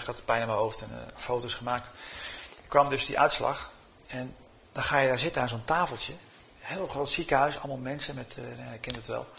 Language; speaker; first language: Dutch; native; Dutch